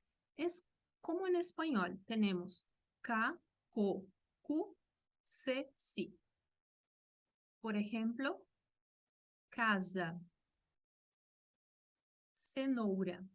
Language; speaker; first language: Spanish; non-native, fluent; Portuguese